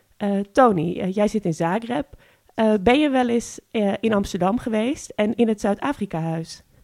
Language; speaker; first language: Dutch; native; Dutch